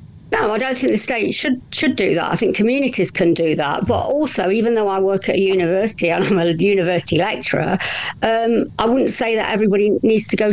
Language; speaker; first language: English; native; English